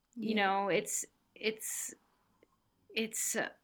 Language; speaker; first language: English; native; English